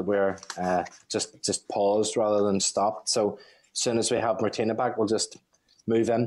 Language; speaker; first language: English; native; English